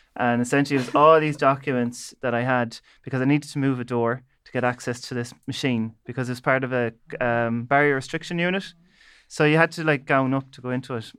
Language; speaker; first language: English; native; English